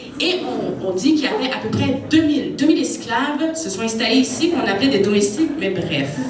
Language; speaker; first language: French; native; French